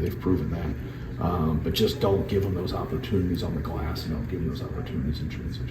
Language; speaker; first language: English; native; English